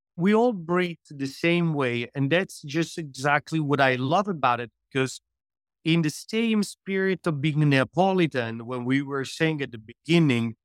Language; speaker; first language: English; non-native, fluent; Italian